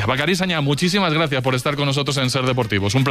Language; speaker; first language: Spanish; native; Spanish